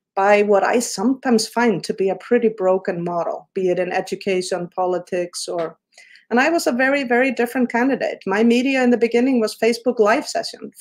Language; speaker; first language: English; non-native, fluent; Icelandic